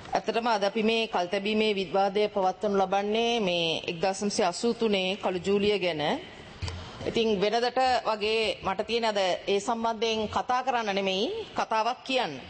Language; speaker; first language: Sinhala; non-native, local second language; Tamil